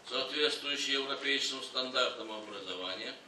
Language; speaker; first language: Russian; non-native, local second language; Kazakh